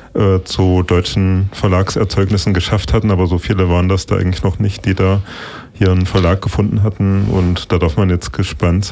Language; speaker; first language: German; native; German